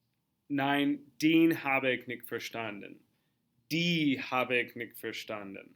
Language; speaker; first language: German; non-native, fluent; English